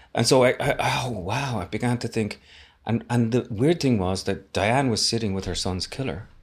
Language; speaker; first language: English; native; English